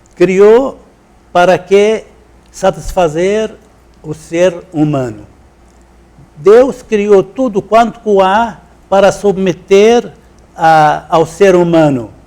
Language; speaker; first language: Portuguese; non-native, fluent; Arabic